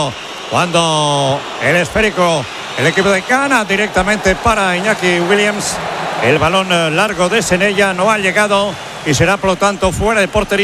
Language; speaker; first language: Spanish; native; Spanish